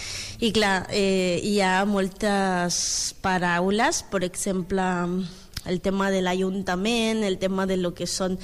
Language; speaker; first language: Catalan; non-native, learner; Spanish